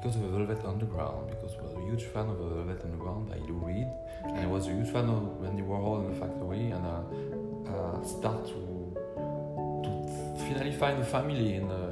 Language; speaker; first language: English; non-native, learner; French